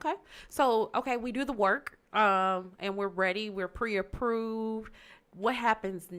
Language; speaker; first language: English; native; English